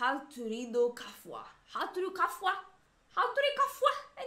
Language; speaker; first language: Arabic; non-native, learner; Swedish